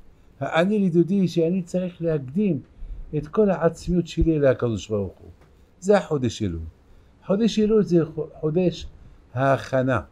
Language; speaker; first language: Hebrew; non-native, fluent; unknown